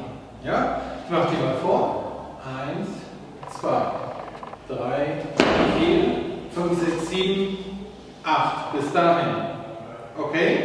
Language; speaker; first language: German; native; German